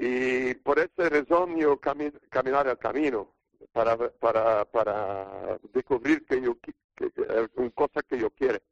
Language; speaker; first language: Spanish; non-native, learner; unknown